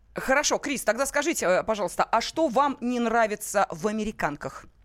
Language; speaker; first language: Russian; native; Russian